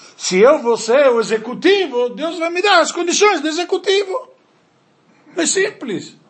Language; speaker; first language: Portuguese; non-native, fluent; Spanish